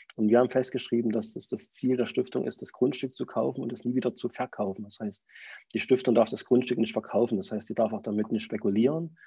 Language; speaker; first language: German; native; German